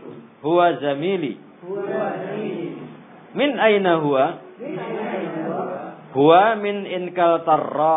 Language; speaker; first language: Arabic; non-native, fluent; Indonesian